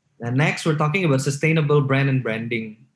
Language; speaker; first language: English; non-native, local second language; Indonesian